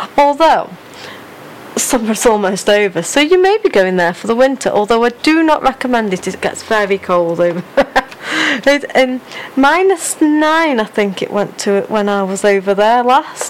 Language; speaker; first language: English; native; English